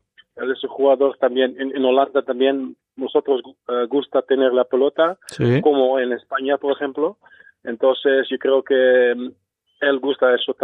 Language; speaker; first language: Spanish; non-native, fluent; Dutch